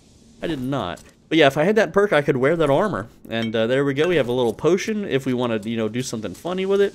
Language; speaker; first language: English; native; English